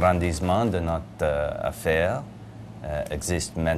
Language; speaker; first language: French; non-native, learner; English